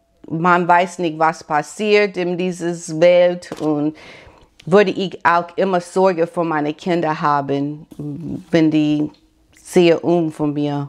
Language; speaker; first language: German; non-native, learner; English